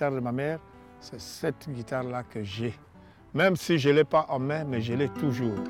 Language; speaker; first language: French; non-native, local second language; Lingala